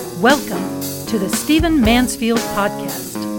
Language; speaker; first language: English; native; English